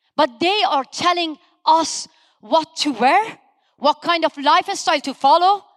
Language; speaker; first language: English; non-native, fluent; Persian